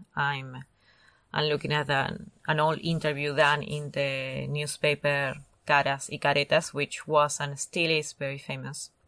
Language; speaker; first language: English; non-native, fluent; Spanish